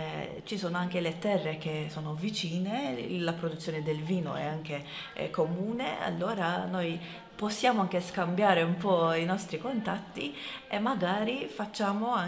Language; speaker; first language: Italian; non-native, fluent; Maltese